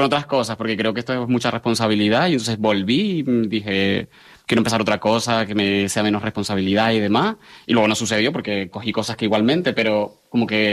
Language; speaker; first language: Spanish; native; Spanish